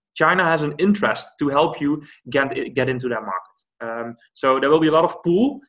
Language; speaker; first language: English; non-native, fluent; Dutch